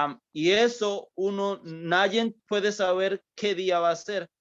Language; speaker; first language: Spanish; early bilingual, heritage; English